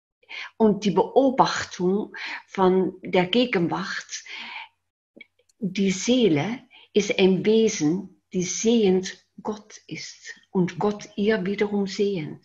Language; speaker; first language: German; non-native, fluent; Dutch